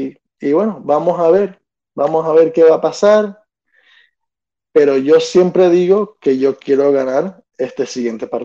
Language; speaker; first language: Spanish; early bilingual, other home language; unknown